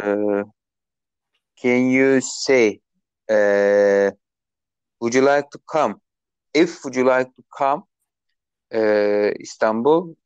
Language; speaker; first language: English; non-native, learner; Turkish